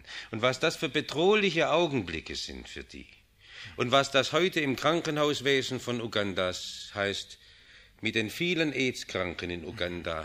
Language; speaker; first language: German; native; German